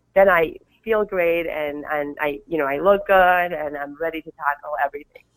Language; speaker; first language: English; non-native, fluent; Persian